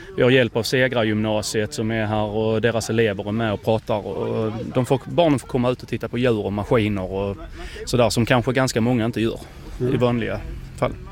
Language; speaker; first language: Swedish; native; Swedish